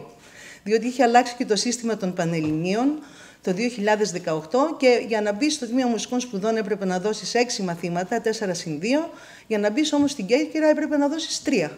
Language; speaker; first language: Greek; native; Greek